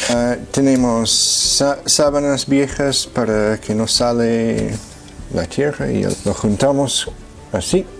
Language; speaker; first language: Spanish; non-native, fluent; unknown